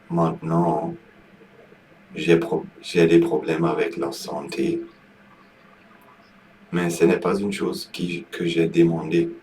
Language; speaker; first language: French; non-native, learner; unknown